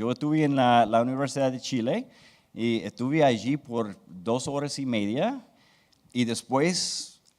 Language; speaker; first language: Spanish; non-native, fluent; English